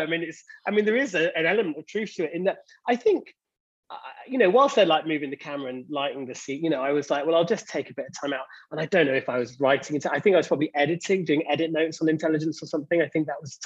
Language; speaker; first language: English; native; English